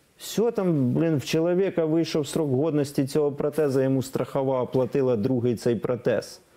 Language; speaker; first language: Ukrainian; non-native, local second language; Russian